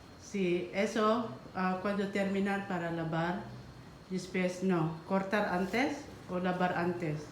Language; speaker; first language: Spanish; non-native, learner; Filipino